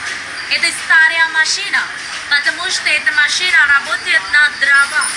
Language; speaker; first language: Russian; non-native, learner; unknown